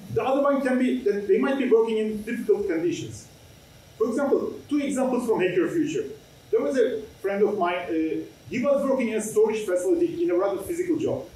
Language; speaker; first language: English; non-native, fluent; Turkish